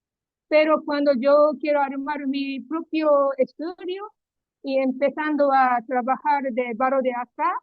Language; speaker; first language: Spanish; non-native, learner; Japanese